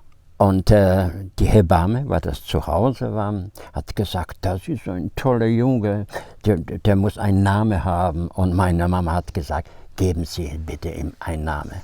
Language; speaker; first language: German; non-native, fluent; Polish